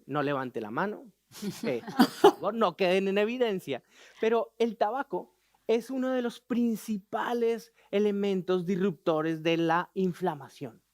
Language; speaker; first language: Spanish; native; Spanish